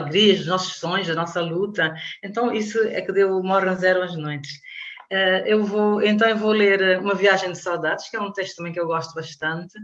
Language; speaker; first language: Portuguese; non-native, local second language; Kabuverdianu